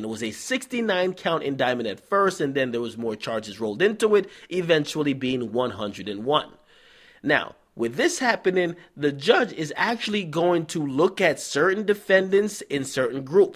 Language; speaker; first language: English; native; English